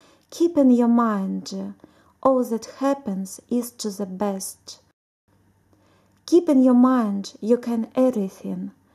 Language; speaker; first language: English; non-native, fluent; Russian